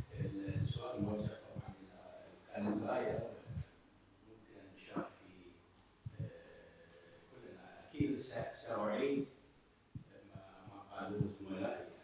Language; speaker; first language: Arabic; native; Arabic